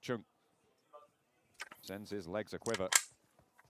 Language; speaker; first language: English; native; English